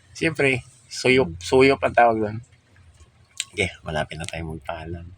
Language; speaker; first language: Filipino; non-native, local second language; Iloko